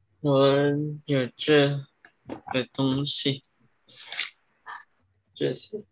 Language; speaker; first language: Chinese; early bilingual, heritage; Chinese